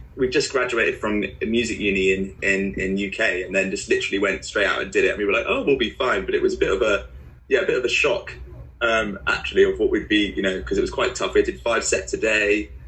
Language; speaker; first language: English; native; English